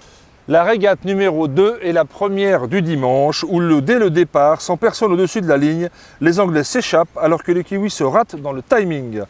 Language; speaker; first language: French; native; French